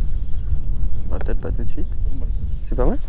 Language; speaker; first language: French; native; French